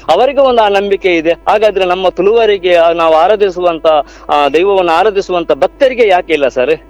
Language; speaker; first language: Kannada; non-native, local second language; Tulu